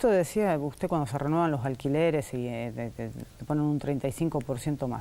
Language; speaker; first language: Spanish; native; Spanish